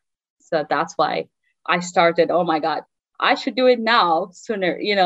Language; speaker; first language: English; non-native, fluent; Tigrinya